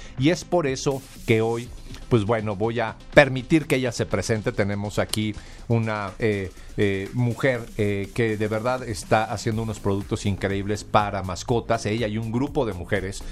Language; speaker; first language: Spanish; native; Spanish